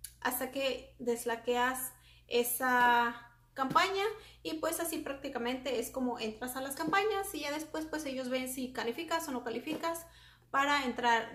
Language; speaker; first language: Spanish; native; Spanish